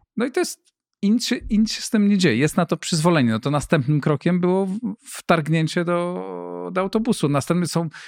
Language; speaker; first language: Polish; native; Polish